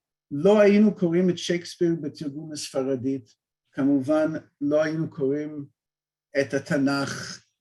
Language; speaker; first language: Hebrew; non-native, fluent; English